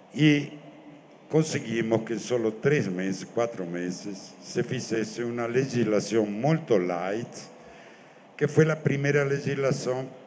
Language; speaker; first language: Portuguese; non-native, fluent; Spanish